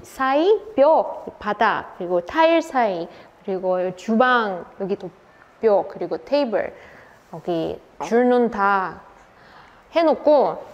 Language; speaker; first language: Korean; non-native, fluent; Russian